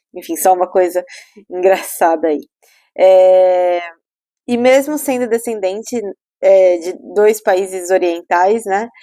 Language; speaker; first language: Portuguese; native; Portuguese